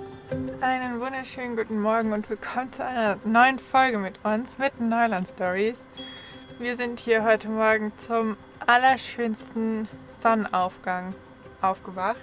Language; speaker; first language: German; native; German